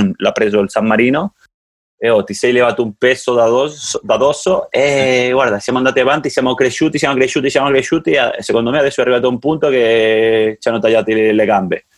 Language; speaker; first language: Italian; non-native, fluent; Catalan